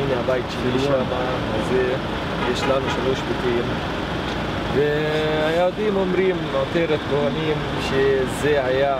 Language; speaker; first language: Hebrew; non-native, local second language; Arabic